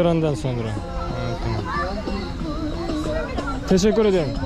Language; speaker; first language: Turkish; non-native, learner; Bashkir